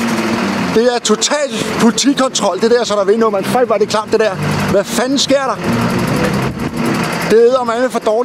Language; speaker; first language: Danish; native; Danish